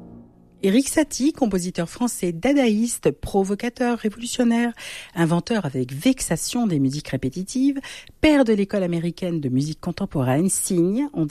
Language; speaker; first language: French; native; French